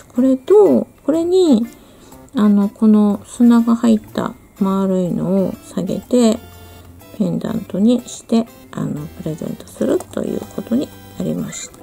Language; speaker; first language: Japanese; native; Japanese